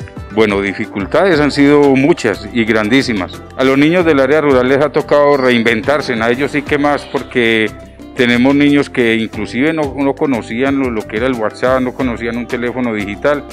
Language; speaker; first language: Spanish; native; Spanish